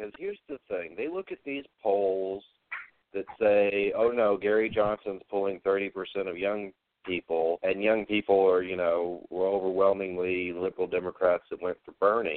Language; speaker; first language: English; native; English